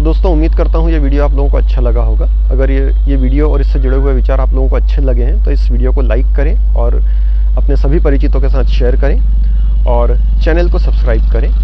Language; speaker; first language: Hindi; native; Hindi